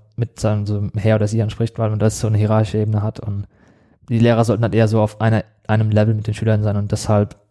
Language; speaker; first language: German; native; German